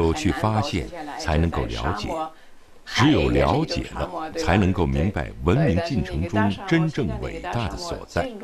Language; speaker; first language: Chinese; native; Chinese